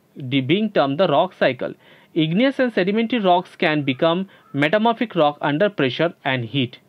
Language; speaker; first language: English; non-native, local second language; Bangla